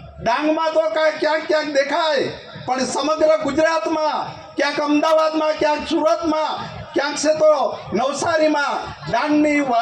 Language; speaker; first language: Gujarati; non-native, local second language; Kukna